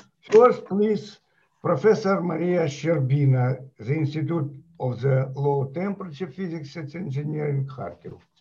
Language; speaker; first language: English; non-native, fluent; Ukrainian